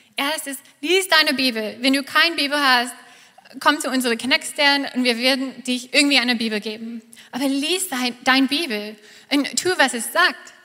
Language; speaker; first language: German; non-native, fluent; English